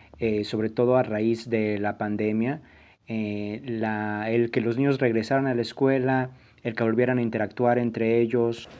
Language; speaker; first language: Spanish; native; Spanish